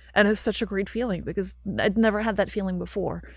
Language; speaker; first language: English; non-native, fluent; French